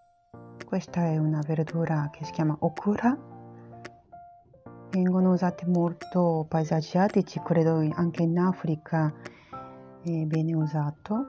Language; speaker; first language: Italian; non-native, learner; Japanese